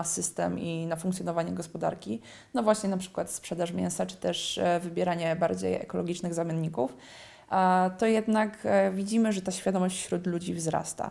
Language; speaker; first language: Polish; native; Polish